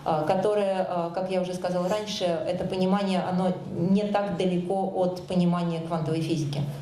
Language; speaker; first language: Russian; native; Russian